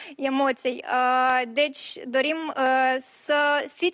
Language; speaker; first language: Romanian; native; Romanian